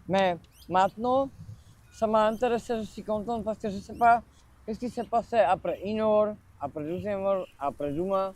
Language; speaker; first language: French; non-native, learner; Slovak